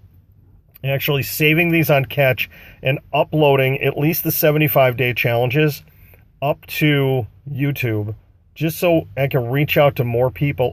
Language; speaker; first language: English; native; English